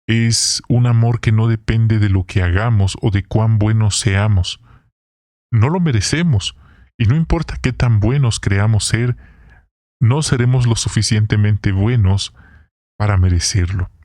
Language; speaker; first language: Spanish; native; Spanish